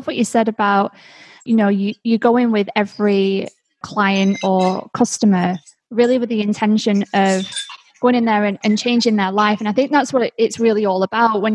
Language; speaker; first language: English; native; English